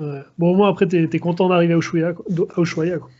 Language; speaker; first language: French; native; French